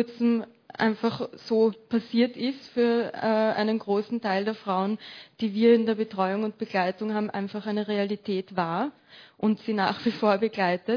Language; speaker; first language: German; native; German